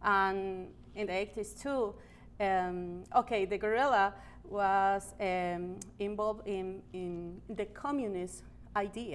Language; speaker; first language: English; non-native, learner; Spanish